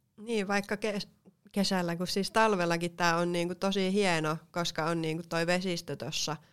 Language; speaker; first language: Finnish; native; Finnish